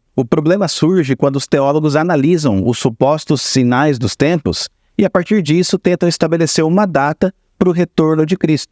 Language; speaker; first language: Portuguese; native; Portuguese